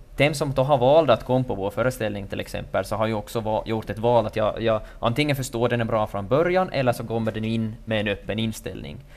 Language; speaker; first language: Swedish; native; Swedish